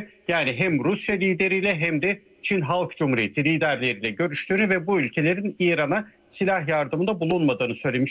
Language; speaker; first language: Turkish; native; Turkish